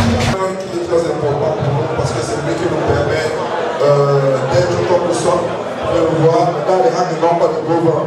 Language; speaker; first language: French; non-native, learner; English